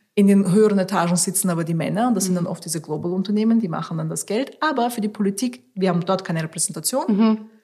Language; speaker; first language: German; early bilingual, other home language; Russian